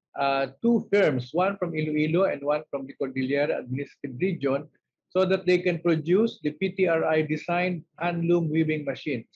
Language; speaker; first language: English; non-native, local second language; Filipino